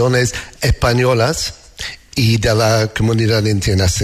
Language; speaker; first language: Spanish; non-native, learner; English